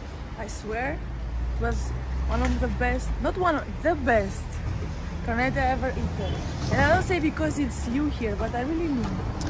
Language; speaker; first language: English; non-native, fluent; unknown